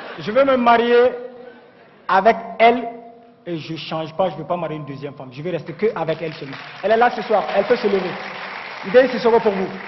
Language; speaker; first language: French; non-native, local second language; Bambara